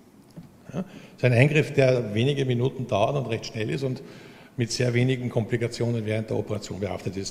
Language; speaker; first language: German; native; German